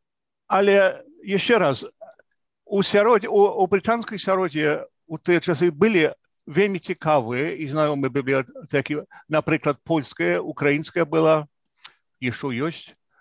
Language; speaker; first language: Belarusian; non-native, fluent; English